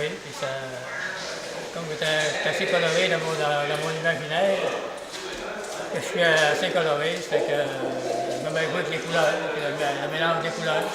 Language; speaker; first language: French; native; French